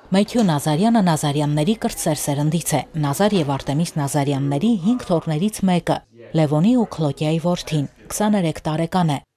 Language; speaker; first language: Armenian; native; Armenian